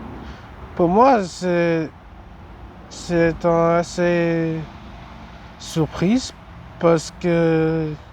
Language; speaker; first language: French; non-native, learner; English